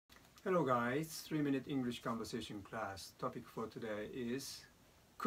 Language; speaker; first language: English; non-native, learner; Japanese